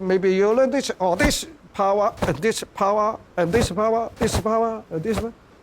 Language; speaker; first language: English; non-native, learner; Cantonese